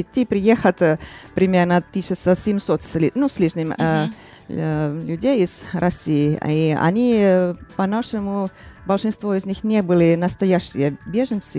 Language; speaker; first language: Russian; non-native, fluent; Finnish